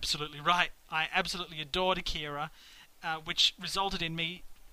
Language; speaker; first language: English; native; English